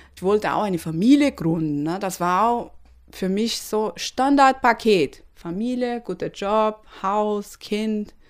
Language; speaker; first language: German; non-native, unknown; Portuguese